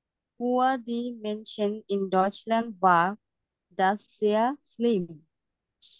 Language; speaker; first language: German; non-native, learner; Bangla